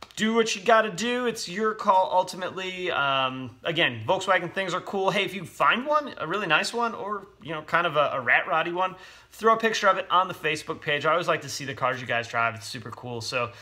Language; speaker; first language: English; native; English